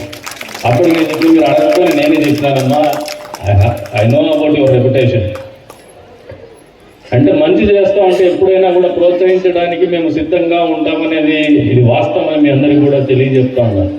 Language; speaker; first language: Telugu; native; Telugu